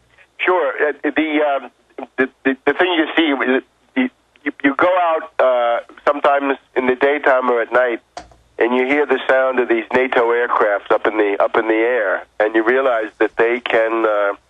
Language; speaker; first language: English; native; English